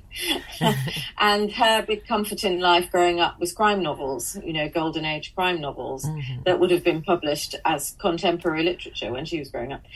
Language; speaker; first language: English; native; English